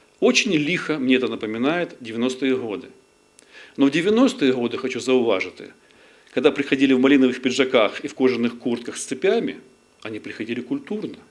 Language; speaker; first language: Russian; non-native, local second language; Ukrainian